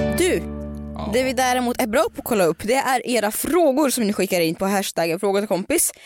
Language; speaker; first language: Swedish; native; Swedish